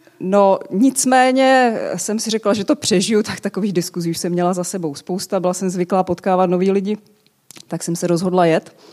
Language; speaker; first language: Czech; native; Czech